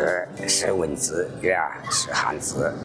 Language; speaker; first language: Chinese; non-native, local second language; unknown